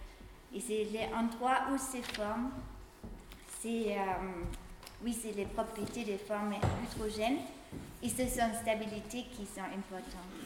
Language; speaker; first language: French; non-native, fluent; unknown